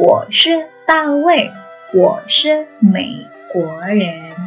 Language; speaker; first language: Chinese; non-native, fluent; Indonesian